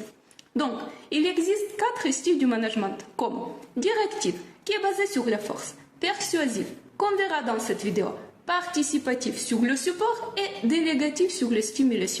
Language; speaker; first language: French; non-native, fluent; Russian